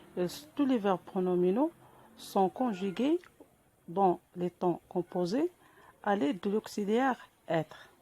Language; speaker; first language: French; non-native, local second language; Arabic